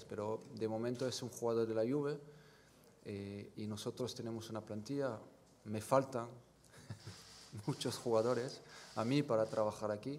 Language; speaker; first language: Spanish; non-native, fluent; French